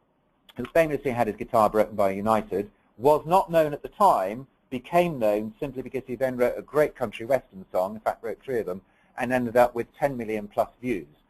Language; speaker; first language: English; native; English